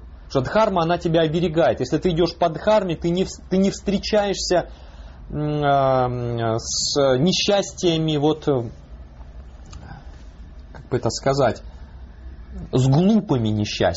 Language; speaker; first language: Russian; native; Russian